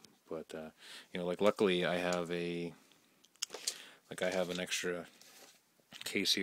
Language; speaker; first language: English; native; English